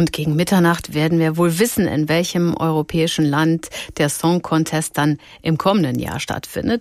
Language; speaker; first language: German; native; German